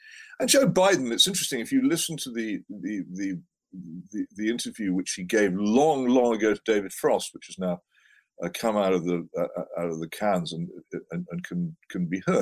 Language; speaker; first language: English; native; English